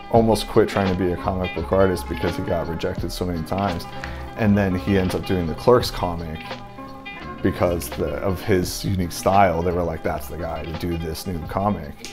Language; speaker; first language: English; native; English